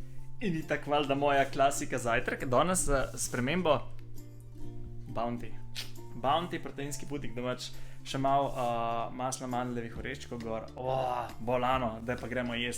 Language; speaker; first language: Slovenian; native; Slovenian